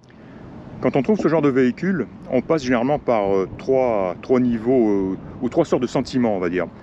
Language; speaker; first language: French; native; French